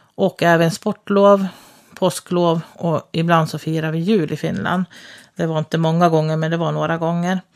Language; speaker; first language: Swedish; early bilingual, other home language; Finnish